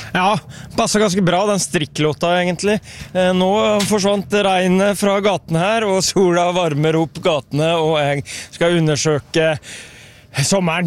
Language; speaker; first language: Norwegian; native; Norwegian